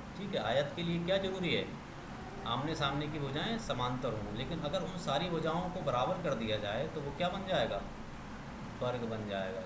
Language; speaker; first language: Hindi; native; Hindi